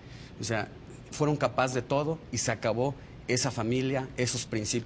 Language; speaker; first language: Spanish; native; Spanish